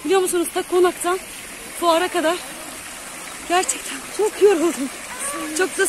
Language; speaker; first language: Turkish; native; Turkish